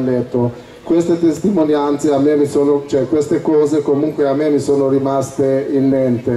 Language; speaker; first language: Italian; non-native, fluent; Albanian